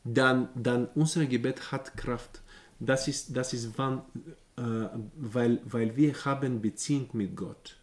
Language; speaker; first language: German; non-native, learner; Bulgarian